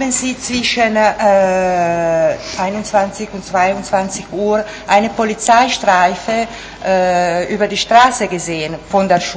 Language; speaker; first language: German; non-native, fluent; Italian